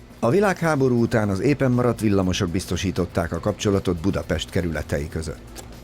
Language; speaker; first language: Hungarian; native; Hungarian